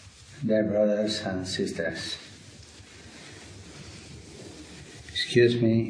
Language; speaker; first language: English; non-native, learner; Spanish